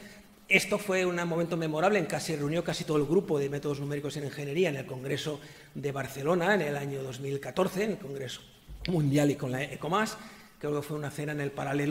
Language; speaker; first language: Spanish; native; Spanish